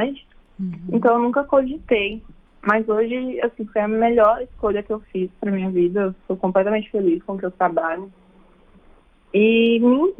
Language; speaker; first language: Portuguese; native; Portuguese